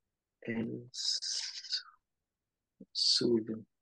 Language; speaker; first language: French; non-native, learner; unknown